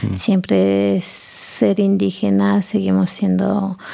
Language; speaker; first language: Spanish; native; Spanish